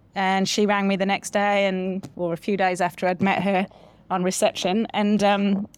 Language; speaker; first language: English; native; English